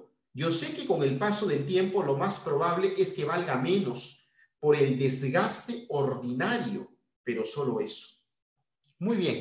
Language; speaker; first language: Spanish; native; Spanish